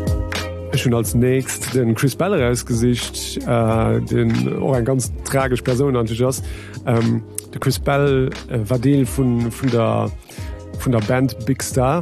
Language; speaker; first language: German; native; German